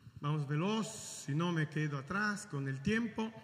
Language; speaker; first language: Portuguese; non-native, learner; Italian